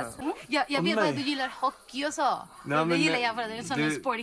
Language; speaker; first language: Swedish; non-native, learner; Spanish